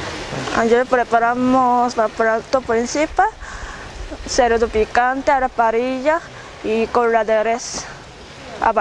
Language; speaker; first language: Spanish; non-native, fluent; Korean